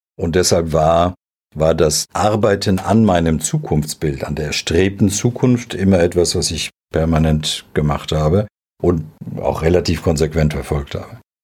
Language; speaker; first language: German; early bilingual, other home language; Serbian